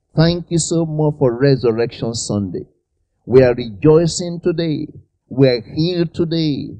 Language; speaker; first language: English; non-native, local second language; Yoruba